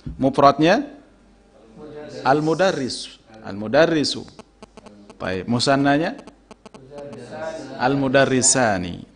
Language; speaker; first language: Arabic; non-native, fluent; Indonesian